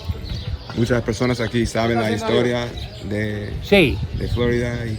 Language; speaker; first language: Spanish; non-native, learner; English